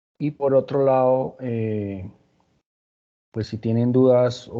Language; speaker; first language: Spanish; native; Spanish